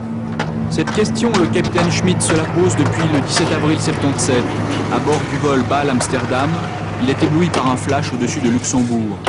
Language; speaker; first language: French; native; French